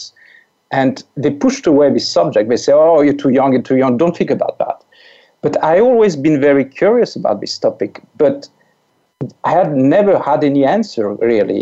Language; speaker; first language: English; non-native, fluent; French